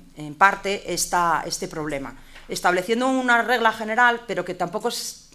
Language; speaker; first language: Spanish; native; Spanish